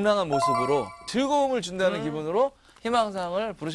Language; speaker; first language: Korean; native; Korean